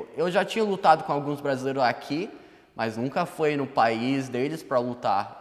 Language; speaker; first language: Portuguese; non-native, fluent; English